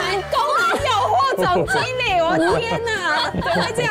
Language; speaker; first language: Chinese; native; Chinese